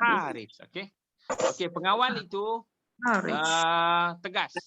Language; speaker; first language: Indonesian; non-native, local second language; Malay